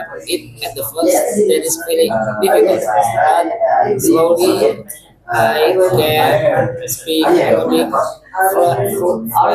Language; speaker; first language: English; non-native, learner; Indonesian